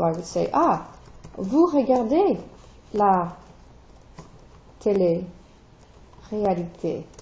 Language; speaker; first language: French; non-native, fluent; English